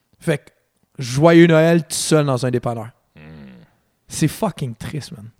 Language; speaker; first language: French; native; French